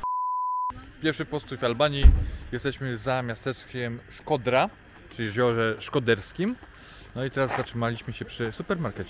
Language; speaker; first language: Polish; native; Polish